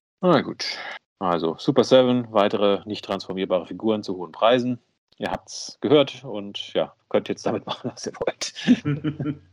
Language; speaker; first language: German; native; German